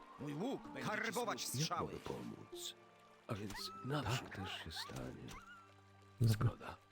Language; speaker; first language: Polish; native; Polish